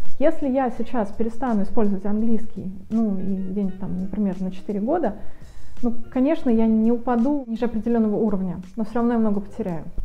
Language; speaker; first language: Russian; native; Russian